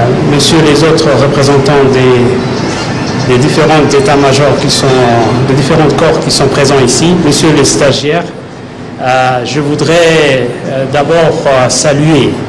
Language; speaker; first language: French; non-native, local second language; Somali